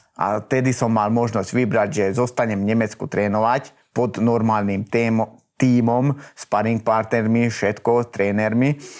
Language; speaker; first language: Slovak; native; Slovak